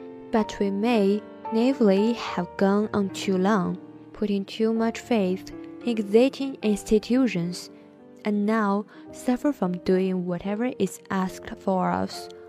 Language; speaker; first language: English; non-native, learner; Chinese